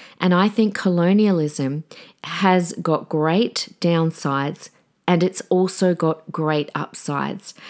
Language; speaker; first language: English; native; English